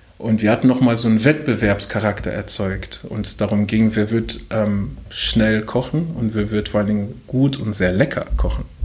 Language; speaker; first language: German; early bilingual, other home language; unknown